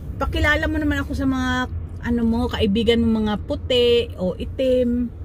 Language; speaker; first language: Filipino; non-native, local second language; Cebuano